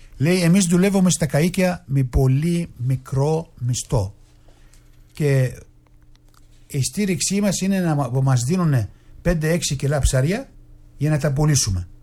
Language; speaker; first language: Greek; non-native, fluent; Arabic